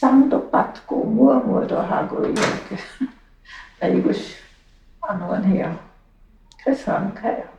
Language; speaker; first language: Korean; non-native, fluent; German